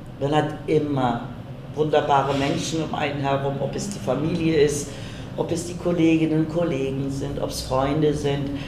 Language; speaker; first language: German; early bilingual, other home language; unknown